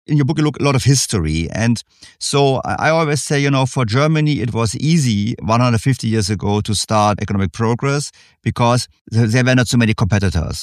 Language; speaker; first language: English; non-native, fluent; German